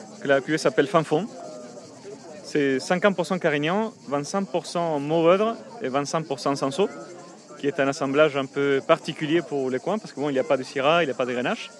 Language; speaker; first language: French; non-native, fluent; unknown